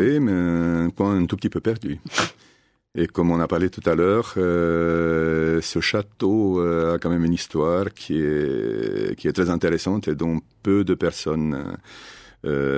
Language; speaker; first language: French; non-native, fluent; Romanian